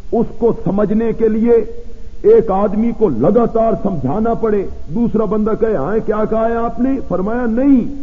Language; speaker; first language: Urdu; non-native, local second language; Punjabi